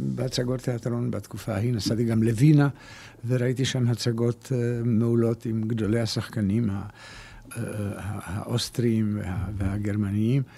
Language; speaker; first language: Hebrew; early bilingual, other home language; German